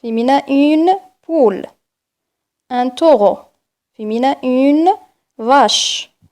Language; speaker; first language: French; non-native, local second language; Arabic